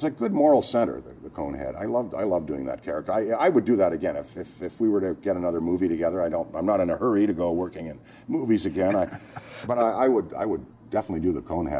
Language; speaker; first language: English; native; English